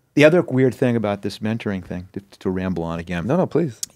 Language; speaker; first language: English; native; English